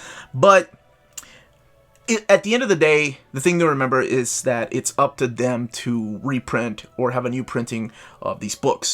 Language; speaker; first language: English; native; English